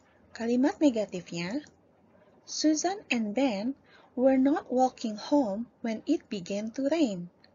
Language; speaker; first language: English; non-native, fluent; Indonesian